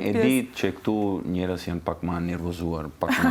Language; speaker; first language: Albanian; non-native, learner; Turkish